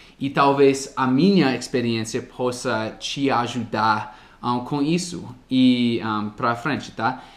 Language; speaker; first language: Portuguese; non-native, fluent; English